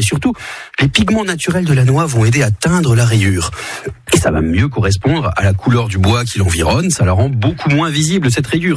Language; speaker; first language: French; native; French